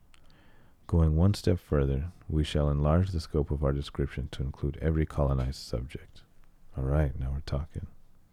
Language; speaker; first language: English; native; English